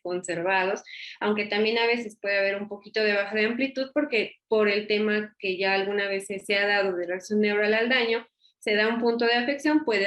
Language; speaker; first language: Spanish; native; Spanish